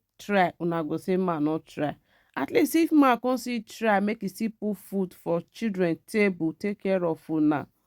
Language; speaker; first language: Nigerian Pidgin; native; Nigerian Pidgin